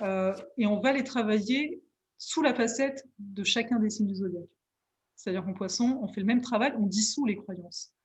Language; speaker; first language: French; native; French